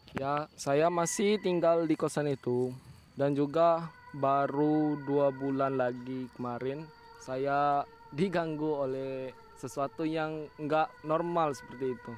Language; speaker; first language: Indonesian; non-native, local second language; Minangkabau